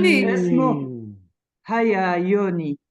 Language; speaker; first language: Hebrew; non-native, learner; French